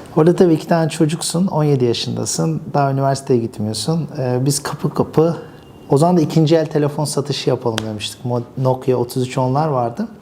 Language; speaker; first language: Turkish; early bilingual, other home language; English